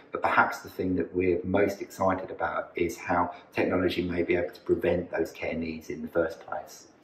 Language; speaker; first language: English; native; English